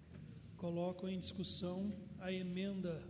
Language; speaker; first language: Portuguese; native; Portuguese